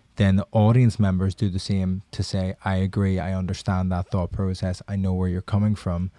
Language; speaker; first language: English; native; English